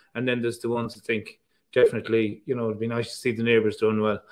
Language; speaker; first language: English; native; English